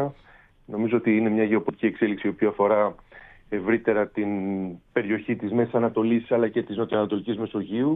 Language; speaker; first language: Greek; native; Greek